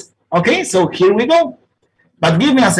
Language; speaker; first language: English; non-native, fluent; Spanish